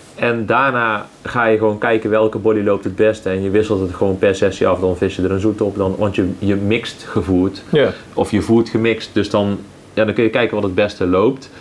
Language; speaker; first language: Dutch; native; Dutch